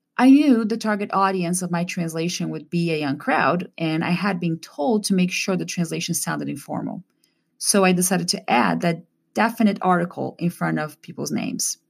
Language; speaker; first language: English; non-native, fluent; Portuguese